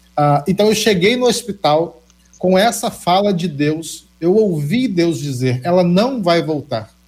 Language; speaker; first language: Portuguese; native; Portuguese